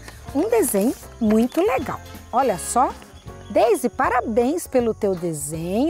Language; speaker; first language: Portuguese; native; Portuguese